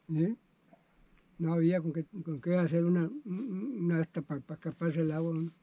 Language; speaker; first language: Spanish; native; Spanish